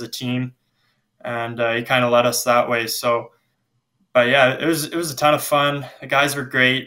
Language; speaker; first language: English; native; English